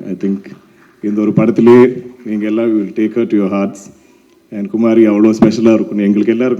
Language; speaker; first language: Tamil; non-native, local second language; Malayalam